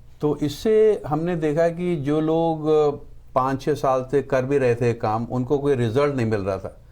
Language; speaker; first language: Hindi; native; Hindi